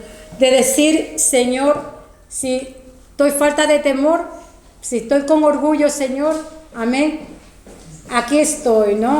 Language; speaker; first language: Spanish; native; Spanish